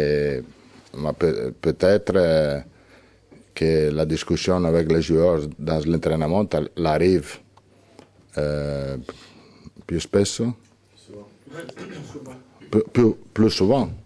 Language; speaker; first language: French; non-native, learner; Italian